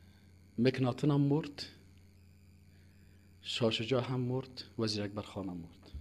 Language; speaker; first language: Persian; native; Persian